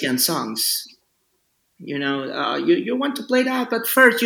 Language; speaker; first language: English; non-native, learner; Spanish